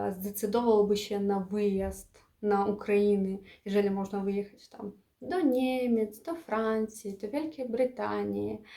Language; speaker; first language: Polish; non-native, fluent; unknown